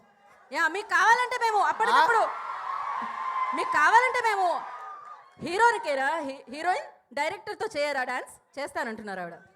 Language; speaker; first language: Telugu; native; Telugu